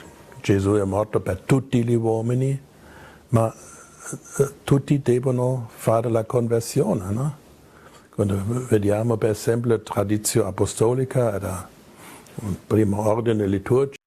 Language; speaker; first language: Italian; non-native, fluent; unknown